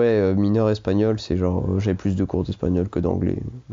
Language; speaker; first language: French; native; French